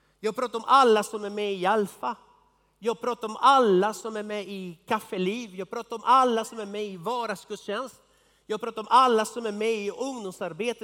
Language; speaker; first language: Swedish; non-native, fluent; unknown